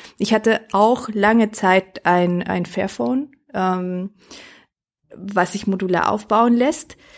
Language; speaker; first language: German; early bilingual, other home language; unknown